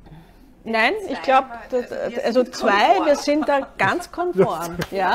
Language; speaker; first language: German; native; German